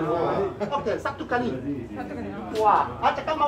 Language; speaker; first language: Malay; non-native, local second language; Cantonese